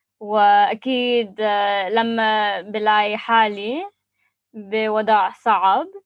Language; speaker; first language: Arabic; non-native, learner; English